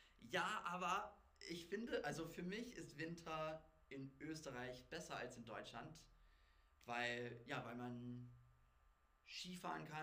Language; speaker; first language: German; non-native, fluent; English